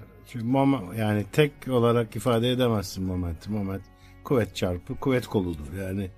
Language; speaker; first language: Turkish; native; Turkish